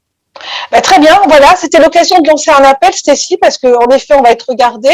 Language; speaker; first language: French; native; French